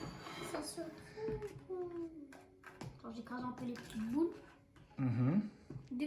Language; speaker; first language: French; native; French